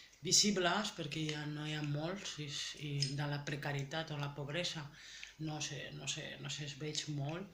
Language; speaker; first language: Catalan; non-native, learner; French